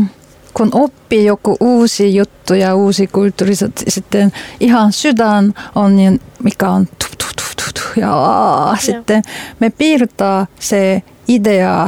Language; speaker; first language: Finnish; non-native, learner; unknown